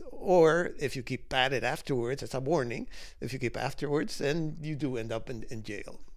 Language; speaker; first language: English; early bilingual, other home language; Spanish